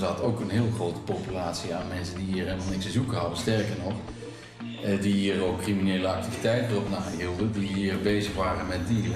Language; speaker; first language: Dutch; native; Dutch